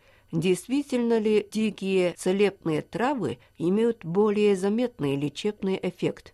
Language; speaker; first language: Russian; non-native, fluent; Chinese